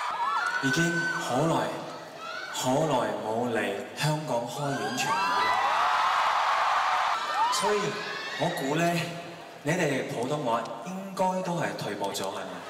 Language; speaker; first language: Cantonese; non-native, learner; Chinese